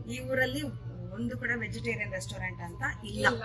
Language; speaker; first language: Kannada; non-native, local second language; Telugu